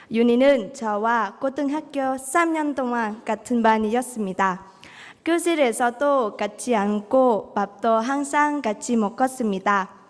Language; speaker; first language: Korean; non-native, fluent; Vietnamese